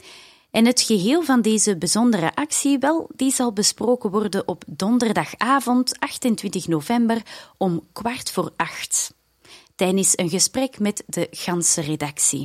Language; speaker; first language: Dutch; native; Dutch